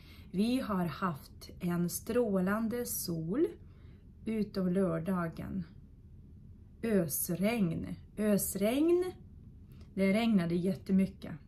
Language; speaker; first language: Swedish; non-native, fluent; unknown